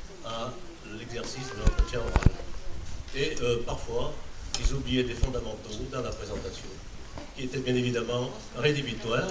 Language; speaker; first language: French; native; French